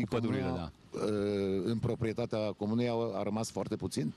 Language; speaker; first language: Romanian; native; Romanian